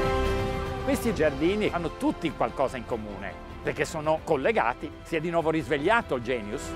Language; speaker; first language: Italian; native; Italian